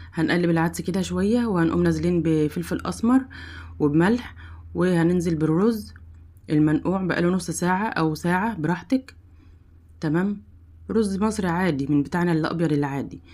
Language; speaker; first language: Arabic; native; Arabic